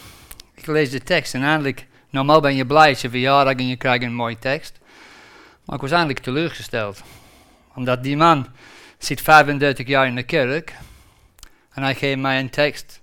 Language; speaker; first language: Dutch; non-native, fluent; English